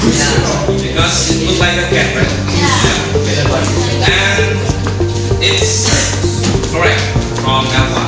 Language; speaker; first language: English; non-native, fluent; Indonesian